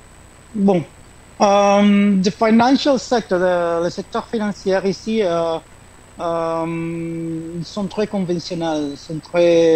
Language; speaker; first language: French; non-native, fluent; Spanish